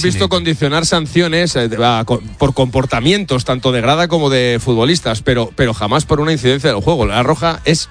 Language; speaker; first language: Spanish; native; Spanish